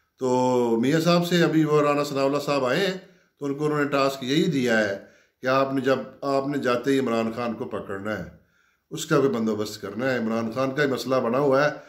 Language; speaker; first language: Urdu; non-native, local second language; Punjabi